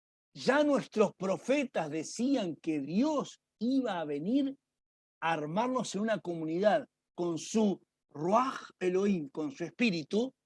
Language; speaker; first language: Spanish; native; Spanish